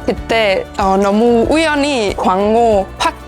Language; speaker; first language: Korean; non-native, learner; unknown